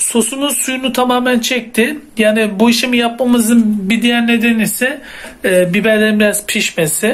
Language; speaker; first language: Turkish; native; Turkish